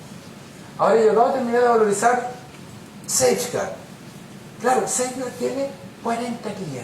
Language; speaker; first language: Spanish; native; Spanish